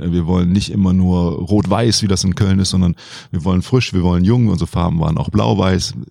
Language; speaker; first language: German; native; German